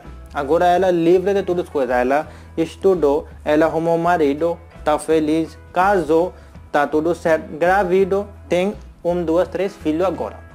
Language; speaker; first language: Portuguese; non-native, learner; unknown